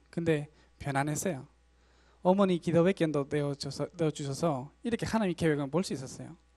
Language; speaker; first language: Korean; non-native, learner; Spanish